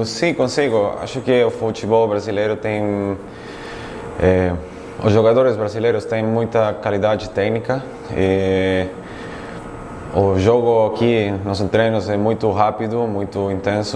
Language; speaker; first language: Portuguese; non-native, fluent; Spanish